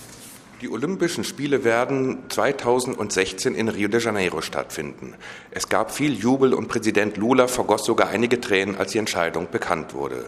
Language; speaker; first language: German; native; German